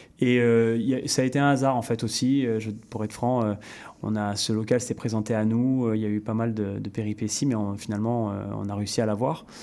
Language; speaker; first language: French; native; French